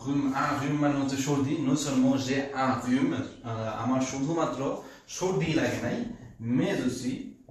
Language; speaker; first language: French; non-native, fluent; Bangla